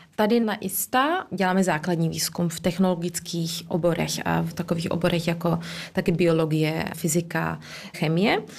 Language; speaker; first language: Czech; early bilingual, heritage; Czech